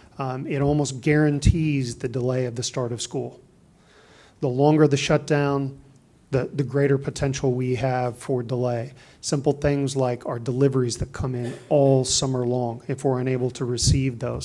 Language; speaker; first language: English; native; English